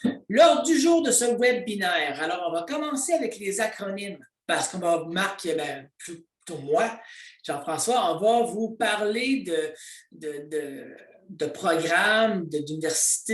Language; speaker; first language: French; native; French